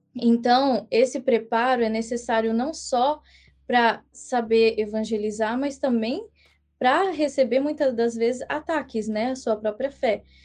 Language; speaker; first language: Portuguese; early bilingual, heritage; English